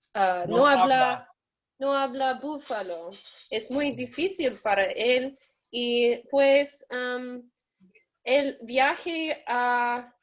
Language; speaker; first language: Spanish; non-native, learner; English